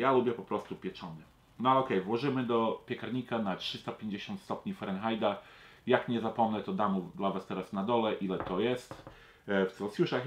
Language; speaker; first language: Polish; early bilingual, heritage; Polish